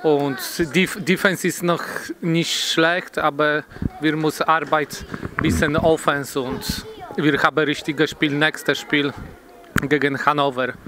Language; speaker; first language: German; non-native, learner; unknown